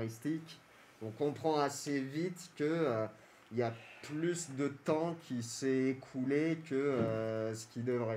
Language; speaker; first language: French; native; French